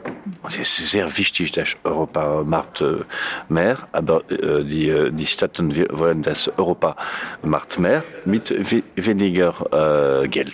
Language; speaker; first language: German; non-native, learner; Catalan